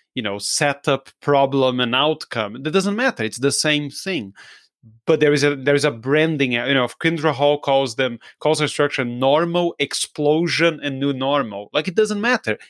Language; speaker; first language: English; non-native, fluent; Portuguese